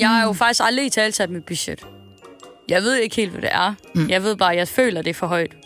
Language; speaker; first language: Danish; native; Danish